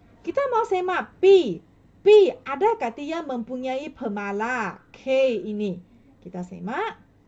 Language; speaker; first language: Malay; non-native, local second language; Chinese